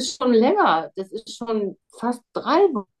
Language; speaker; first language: German; native; German